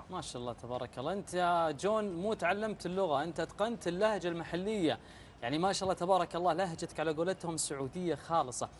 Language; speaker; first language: Arabic; native; Arabic